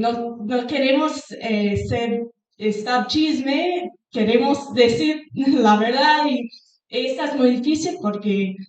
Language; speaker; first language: Spanish; non-native, fluent; English